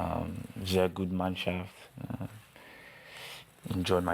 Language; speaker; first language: German; non-native, learner; English